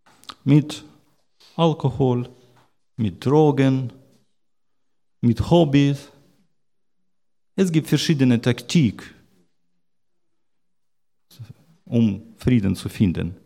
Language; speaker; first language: German; non-native, learner; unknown